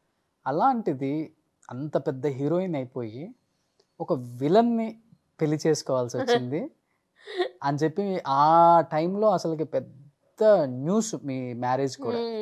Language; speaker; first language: Telugu; native; Telugu